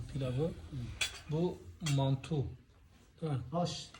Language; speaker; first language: Turkish; non-native, learner; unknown